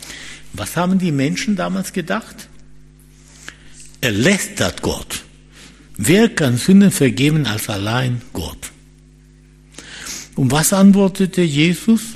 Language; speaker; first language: German; non-native, fluent; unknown